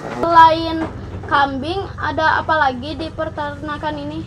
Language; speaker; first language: Indonesian; native; Indonesian